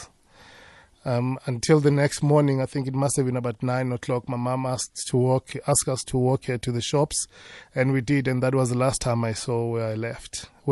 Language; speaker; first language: English; non-native, local second language; Zulu